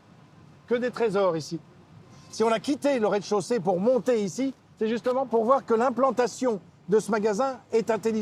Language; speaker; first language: French; native; French